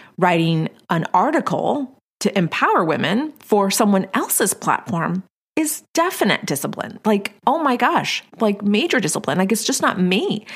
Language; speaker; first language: English; early bilingual, other home language; Spanish